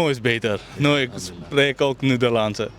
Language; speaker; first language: Dutch; non-native, learner; Urdu